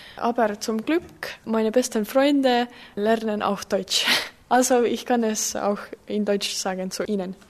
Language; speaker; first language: German; non-native, learner; Estonian